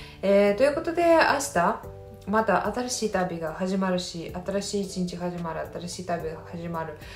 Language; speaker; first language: Japanese; non-native, fluent; Russian